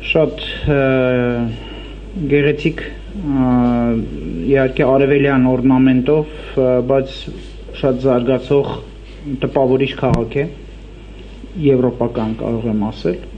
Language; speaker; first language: Armenian; native; Armenian